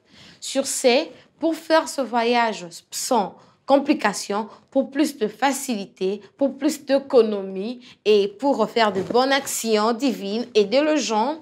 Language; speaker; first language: French; non-native, local second language; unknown